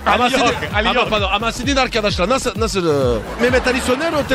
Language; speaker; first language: Turkish; non-native, learner; French